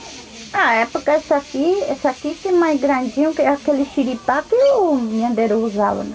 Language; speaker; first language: Portuguese; non-native, local second language; Guarani